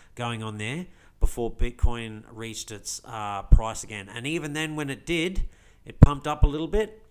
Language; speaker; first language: English; native; English